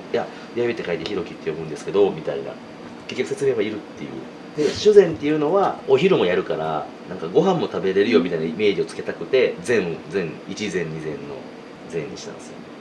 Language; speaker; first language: Japanese; native; Japanese